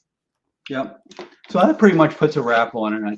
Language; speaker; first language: English; native; English